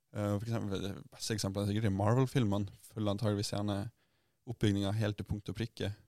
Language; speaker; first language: Norwegian; native; Norwegian